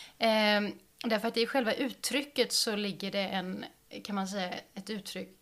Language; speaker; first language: Swedish; native; Swedish